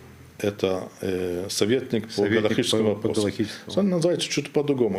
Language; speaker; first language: Russian; non-native, fluent; German